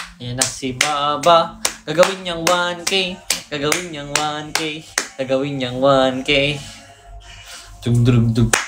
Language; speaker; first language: Filipino; native; Filipino